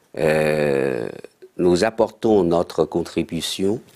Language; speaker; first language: French; non-native, fluent; Chinese